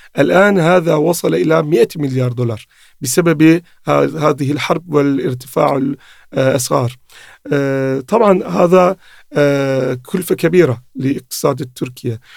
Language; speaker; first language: Arabic; non-native, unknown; Turkish